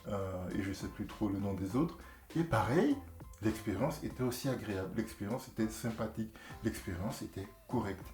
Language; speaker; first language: French; native; French